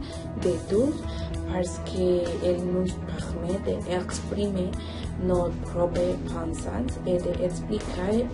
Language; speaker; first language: French; non-native, learner; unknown